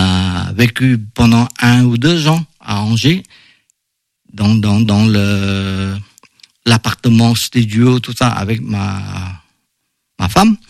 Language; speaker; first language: French; non-native, fluent; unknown